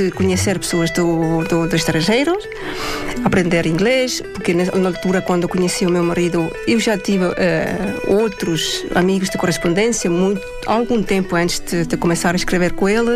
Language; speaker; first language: Portuguese; non-native, fluent; Estonian